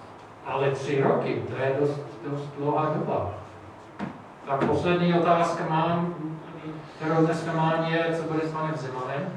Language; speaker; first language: Czech; non-native, fluent; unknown